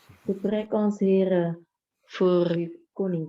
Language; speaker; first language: Dutch; non-native, fluent; Indonesian